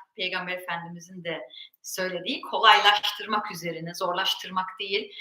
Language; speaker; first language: Turkish; early bilingual, heritage; Turkish